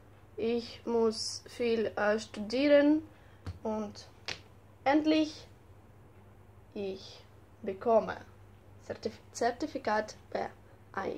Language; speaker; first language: German; non-native, learner; Russian